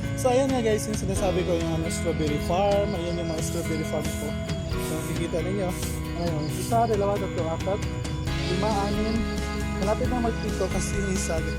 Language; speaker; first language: Filipino; non-native, local second language; Cebuano